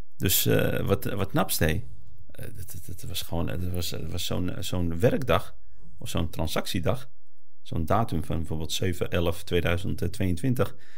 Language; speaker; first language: Dutch; early bilingual, other home language; Arabic